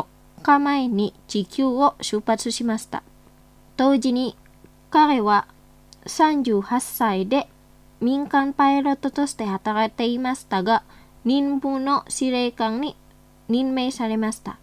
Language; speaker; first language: Japanese; non-native, fluent; Indonesian